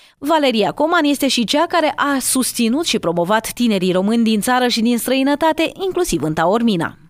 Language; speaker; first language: Romanian; native; Romanian